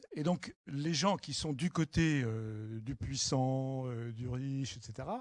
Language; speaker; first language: French; native; French